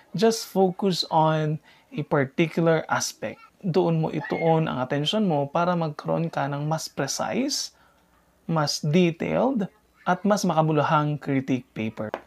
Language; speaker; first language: Filipino; native; Filipino